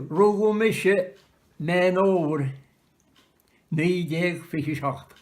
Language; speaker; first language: Irish; native; Irish